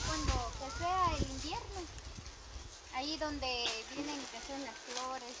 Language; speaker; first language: Spanish; native; Spanish